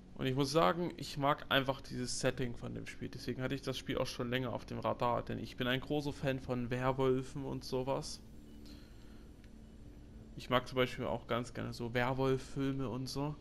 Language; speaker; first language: German; native; German